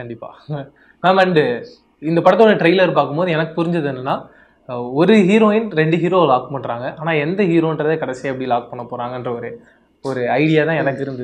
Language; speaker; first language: Tamil; native; Tamil